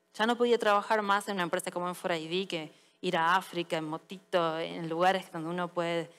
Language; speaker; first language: Spanish; native; Spanish